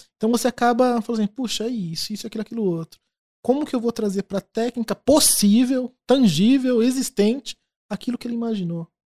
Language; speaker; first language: Portuguese; native; Portuguese